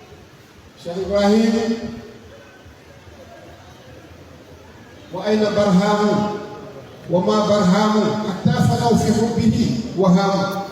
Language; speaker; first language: Arabic; non-native, fluent; Wolof